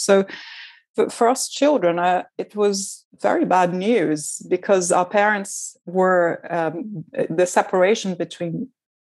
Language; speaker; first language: English; non-native, fluent; Portuguese